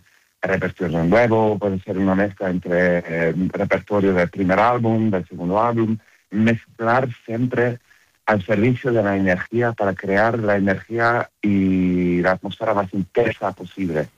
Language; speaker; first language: Spanish; non-native, learner; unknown